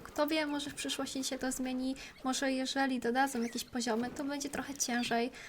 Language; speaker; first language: Polish; native; Polish